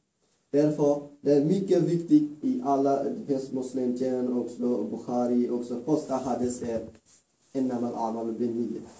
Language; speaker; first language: Swedish; non-native, fluent; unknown